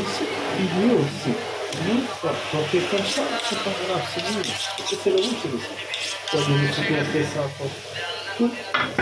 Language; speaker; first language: French; non-native, learner; Arabic